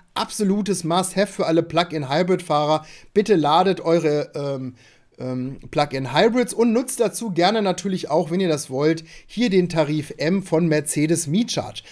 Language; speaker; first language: German; native; German